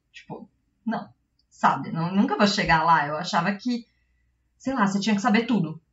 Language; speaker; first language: Portuguese; native; Portuguese